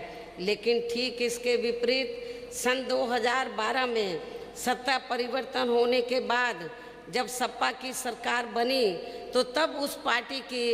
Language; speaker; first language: Hindi; native; Hindi